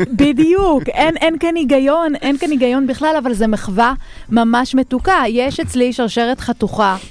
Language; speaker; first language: Hebrew; native; Hebrew